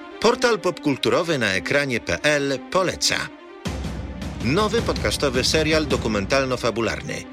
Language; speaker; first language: Polish; native; Polish